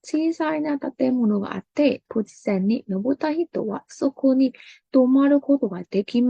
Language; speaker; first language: Japanese; non-native, fluent; Burmese